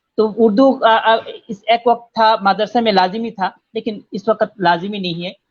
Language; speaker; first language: Urdu; non-native, fluent; Bangla